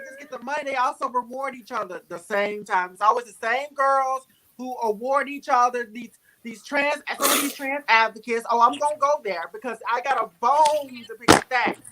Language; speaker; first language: English; native; English